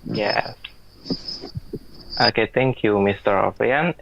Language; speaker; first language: English; non-native, learner; Indonesian